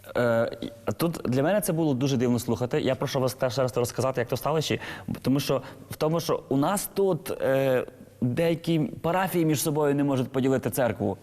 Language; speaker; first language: Ukrainian; native; Ukrainian